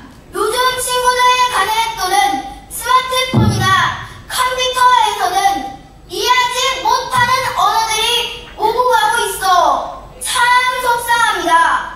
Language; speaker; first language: Korean; native; Korean